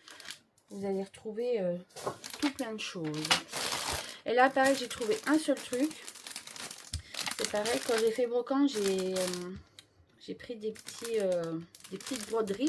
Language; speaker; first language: French; native; French